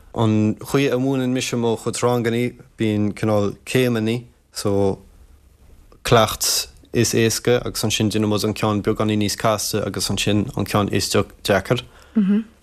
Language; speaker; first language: Irish; early bilingual, other home language; French